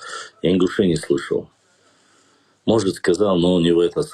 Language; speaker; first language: Russian; non-native, local second language; Chechen